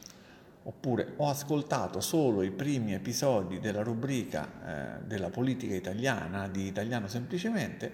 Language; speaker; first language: Italian; native; Italian